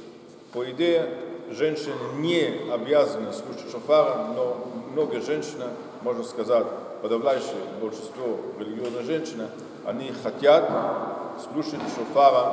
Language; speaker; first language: Russian; non-native, fluent; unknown